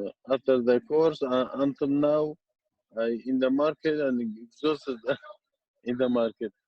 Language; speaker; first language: English; non-native, learner; Kurdish